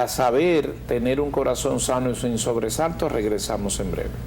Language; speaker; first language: Spanish; native; Spanish